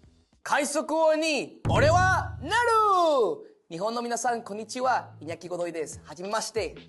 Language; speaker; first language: Japanese; non-native, learner; Spanish